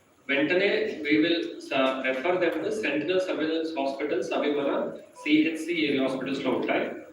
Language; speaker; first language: English; non-native, local second language; Telugu